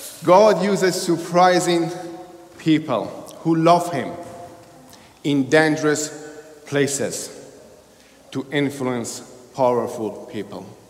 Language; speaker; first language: English; non-native, fluent; Persian